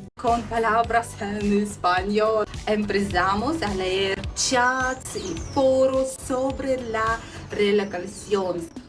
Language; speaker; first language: Spanish; non-native, fluent; Russian